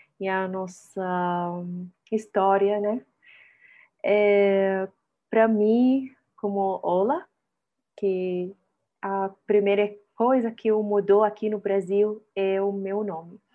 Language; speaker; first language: Portuguese; non-native, fluent; Arabic